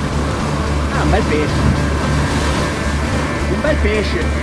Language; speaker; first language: Italian; native; Italian